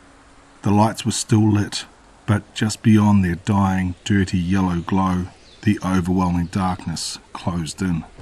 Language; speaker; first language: English; native; English